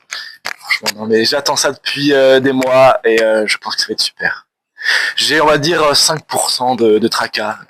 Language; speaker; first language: French; native; French